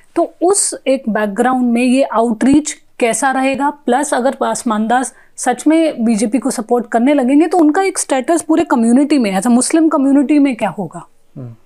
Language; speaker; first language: Hindi; native; Hindi